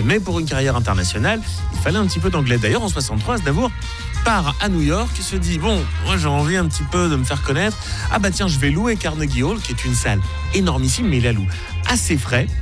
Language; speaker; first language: French; native; French